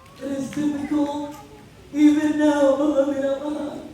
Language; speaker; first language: English; non-native, local second language; Filipino